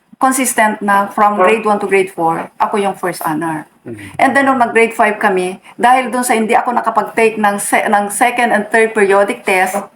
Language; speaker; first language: Filipino; non-native, local second language; Iloko